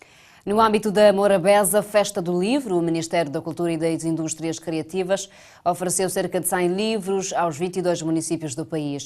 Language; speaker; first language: Portuguese; non-native, local second language; Kabuverdianu